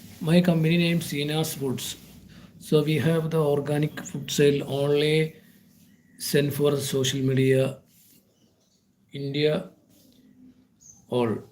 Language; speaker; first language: English; non-native, learner; Malayalam